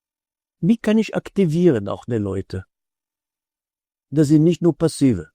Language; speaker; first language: German; non-native, fluent; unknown